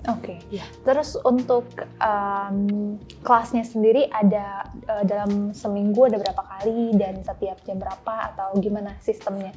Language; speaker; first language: Indonesian; native; Indonesian